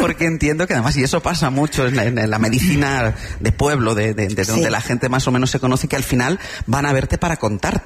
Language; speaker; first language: Spanish; native; Spanish